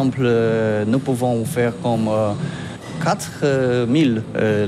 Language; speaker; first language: French; non-native, learner; Polish